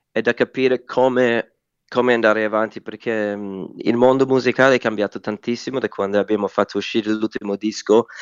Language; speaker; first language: Italian; non-native, fluent; English